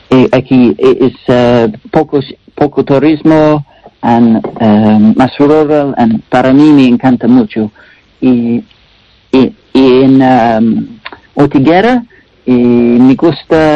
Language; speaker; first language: Spanish; non-native, learner; English